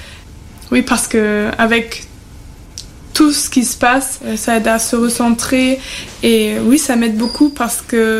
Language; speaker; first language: French; non-native, fluent; German